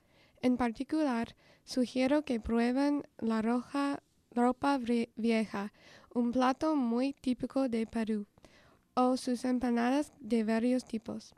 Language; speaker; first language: Spanish; non-native, fluent; English